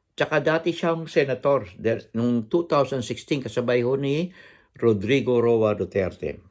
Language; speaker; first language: Filipino; native; Filipino